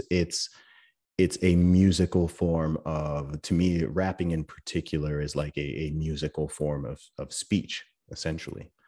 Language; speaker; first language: English; native; English